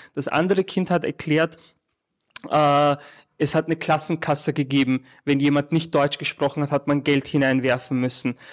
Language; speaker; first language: German; early bilingual, other home language; Turkish